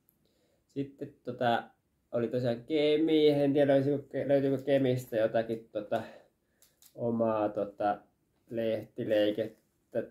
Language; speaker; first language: Finnish; native; Finnish